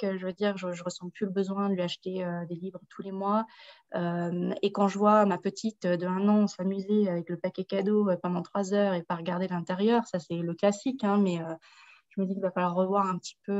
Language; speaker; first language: French; native; French